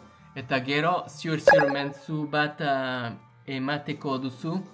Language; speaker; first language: Basque; non-native, learner; English